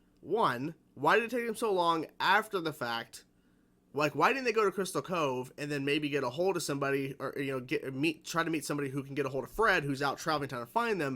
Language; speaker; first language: English; native; English